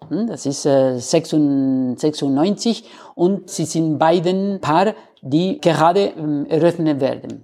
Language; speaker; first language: German; non-native, fluent; Spanish